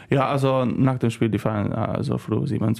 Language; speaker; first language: German; non-native, learner; Polish